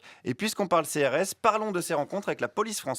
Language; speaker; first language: French; native; French